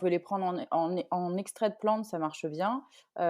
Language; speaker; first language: French; native; French